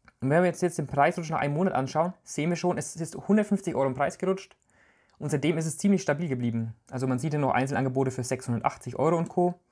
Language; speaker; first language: German; native; German